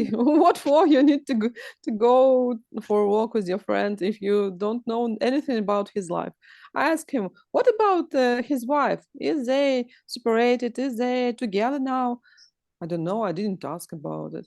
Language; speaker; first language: English; non-native, learner; Russian